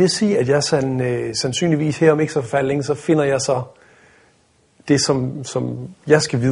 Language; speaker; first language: Danish; native; Danish